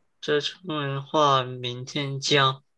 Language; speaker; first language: Chinese; early bilingual, heritage; English